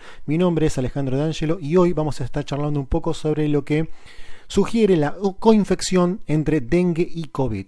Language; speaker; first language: Spanish; native; Spanish